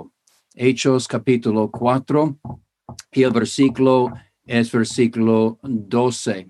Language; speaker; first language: Spanish; non-native, fluent; English